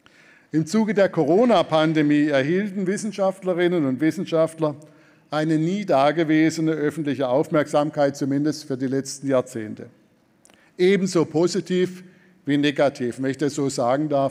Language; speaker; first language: German; native; German